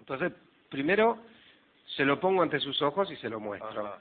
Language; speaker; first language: Spanish; native; Spanish